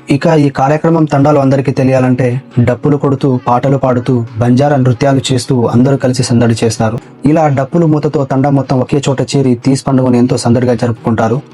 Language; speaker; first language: Telugu; non-native, local second language; Lambadi